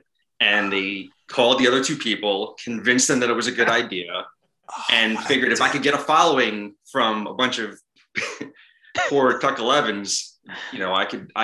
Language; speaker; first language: English; native; English